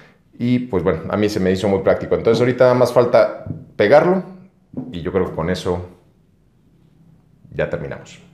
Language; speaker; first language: Spanish; native; Spanish